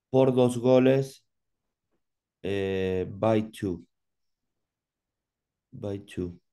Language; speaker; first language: English; non-native, learner; Spanish